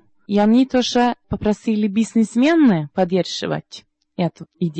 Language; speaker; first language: Russian; non-native, learner; Norwegian